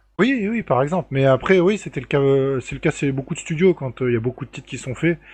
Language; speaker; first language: French; native; French